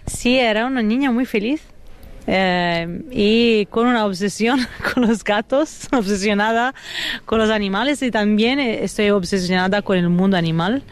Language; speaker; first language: Spanish; non-native, fluent; Italian